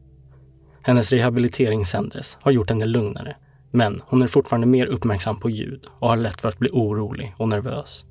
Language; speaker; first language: Swedish; native; Swedish